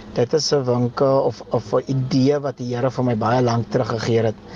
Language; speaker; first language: Afrikaans; native; Afrikaans